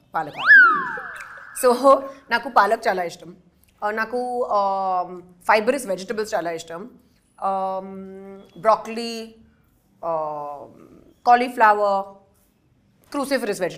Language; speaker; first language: Telugu; non-native, learner; Hindi